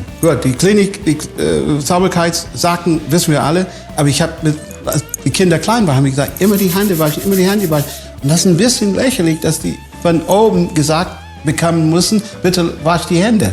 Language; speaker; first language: German; non-native, fluent; English